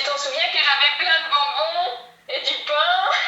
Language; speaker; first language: French; early bilingual, heritage; Portuguese